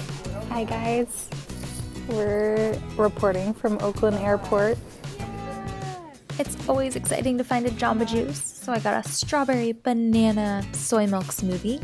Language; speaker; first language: English; native; English